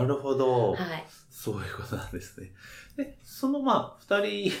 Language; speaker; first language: Japanese; native; Japanese